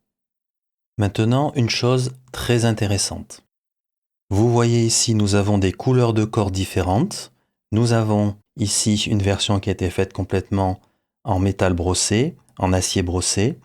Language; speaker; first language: French; native; French